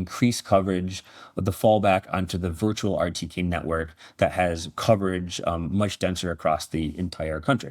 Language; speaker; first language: English; native; English